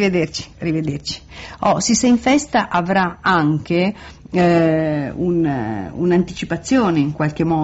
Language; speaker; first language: Italian; native; Italian